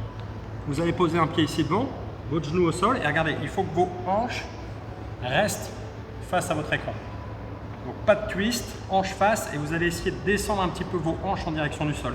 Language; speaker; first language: French; native; French